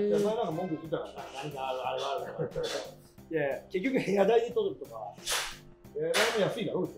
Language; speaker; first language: Japanese; native; Japanese